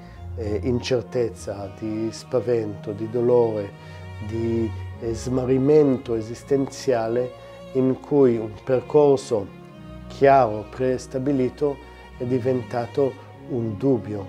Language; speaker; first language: Italian; non-native, fluent; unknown